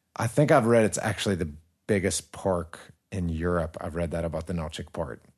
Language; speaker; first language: English; native; English